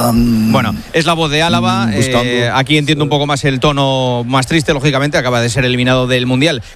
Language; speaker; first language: Spanish; native; Spanish